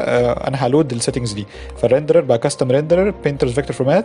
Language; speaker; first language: Arabic; native; Arabic